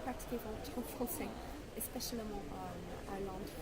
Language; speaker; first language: French; non-native, learner; English